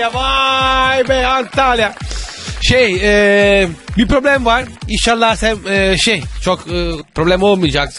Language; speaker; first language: Turkish; non-native, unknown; Italian